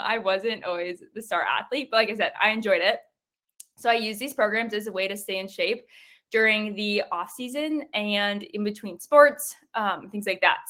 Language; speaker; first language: English; native; English